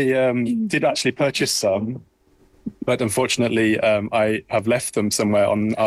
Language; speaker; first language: English; native; English